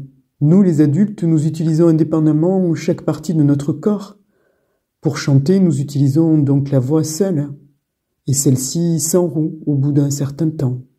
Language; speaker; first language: French; native; French